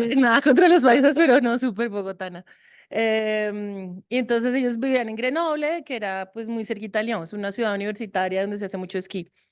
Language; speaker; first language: Spanish; early bilingual, other home language; French